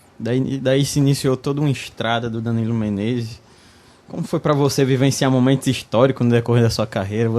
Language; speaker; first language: Portuguese; native; Portuguese